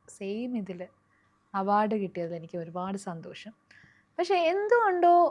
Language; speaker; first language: Malayalam; non-native, local second language; Hindi